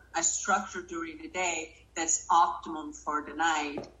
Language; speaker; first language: English; non-native, fluent; Portuguese